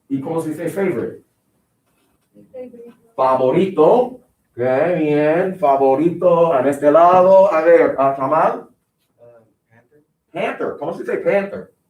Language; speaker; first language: Spanish; non-native, fluent; English